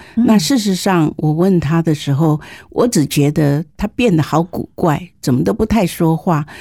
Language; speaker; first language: Chinese; native; Chinese